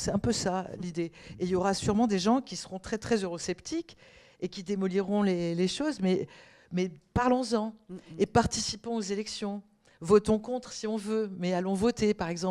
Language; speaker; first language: French; native; French